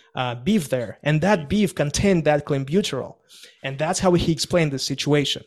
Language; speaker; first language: English; non-native, fluent; Russian